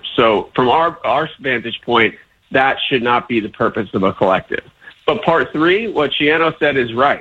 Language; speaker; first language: English; native; English